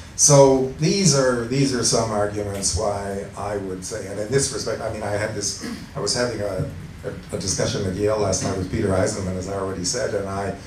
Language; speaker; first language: English; native; English